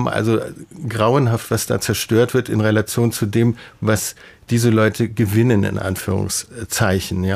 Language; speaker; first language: German; native; German